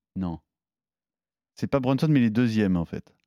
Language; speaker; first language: French; native; French